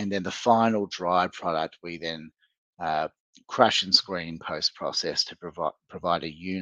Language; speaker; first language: English; native; English